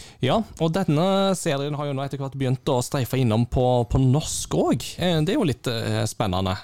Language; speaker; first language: Norwegian; native; Norwegian